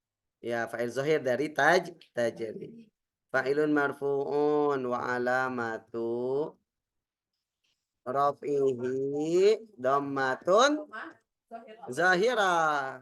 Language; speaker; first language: Arabic; non-native, fluent; Indonesian